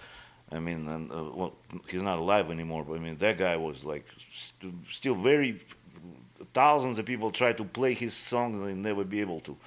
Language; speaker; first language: English; non-native, fluent; Russian